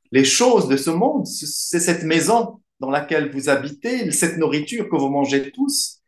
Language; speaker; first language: French; non-native, local second language; Arabic